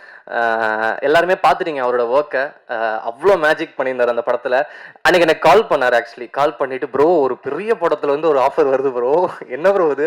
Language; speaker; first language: Tamil; native; Tamil